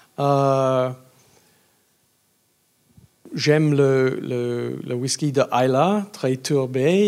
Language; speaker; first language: French; non-native, learner; English